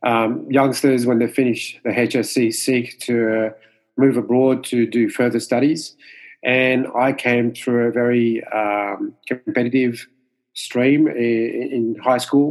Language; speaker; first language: English; non-native, fluent; Morisyen